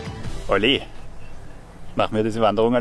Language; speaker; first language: German; native; German